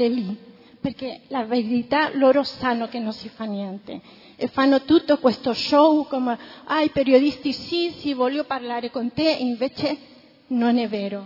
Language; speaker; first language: Italian; non-native, fluent; Spanish